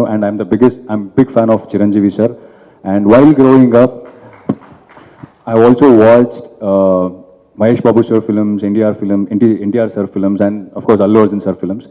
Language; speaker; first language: Telugu; non-native, fluent; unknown